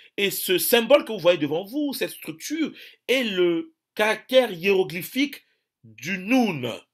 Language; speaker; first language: French; non-native, local second language; Kongo